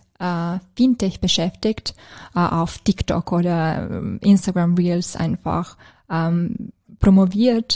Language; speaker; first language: German; non-native, fluent; Serbian